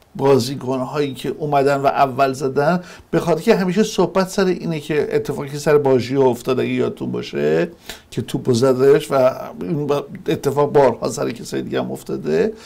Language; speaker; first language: Persian; native; Persian